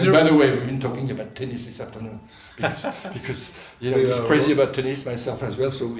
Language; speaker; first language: English; non-native, fluent; French